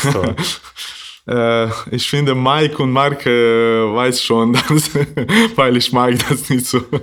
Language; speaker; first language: German; non-native, learner; Bosnian